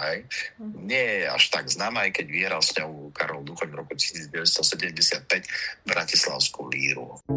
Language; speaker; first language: Slovak; native; Slovak